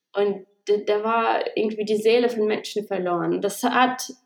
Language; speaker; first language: German; early bilingual, heritage; Russian